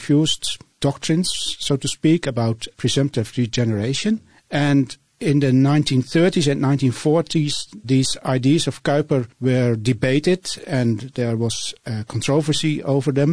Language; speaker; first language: English; non-native, fluent; Dutch